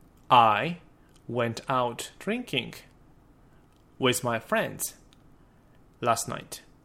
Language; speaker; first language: English; non-native, fluent; Japanese